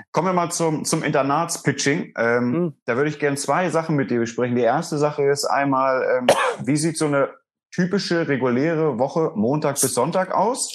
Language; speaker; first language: German; native; German